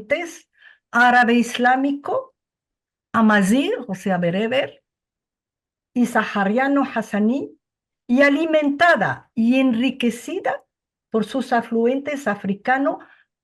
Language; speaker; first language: Spanish; non-native, fluent; Arabic